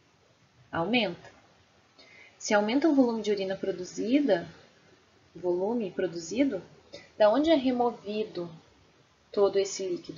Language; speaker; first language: Portuguese; native; Portuguese